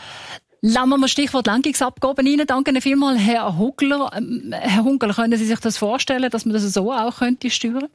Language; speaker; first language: German; native; German